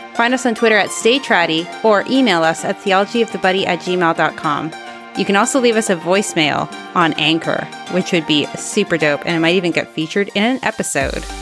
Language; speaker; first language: English; native; English